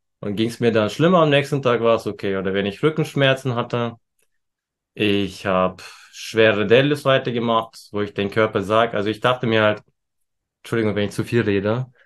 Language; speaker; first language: German; early bilingual, other home language; Turkish